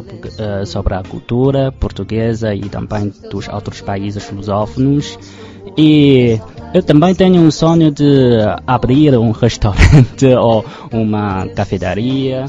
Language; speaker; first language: Portuguese; non-native, fluent; Chinese